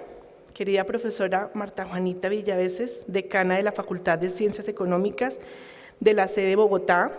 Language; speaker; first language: Spanish; native; Spanish